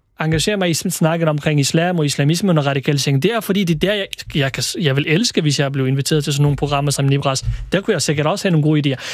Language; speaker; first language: Danish; early bilingual, other home language; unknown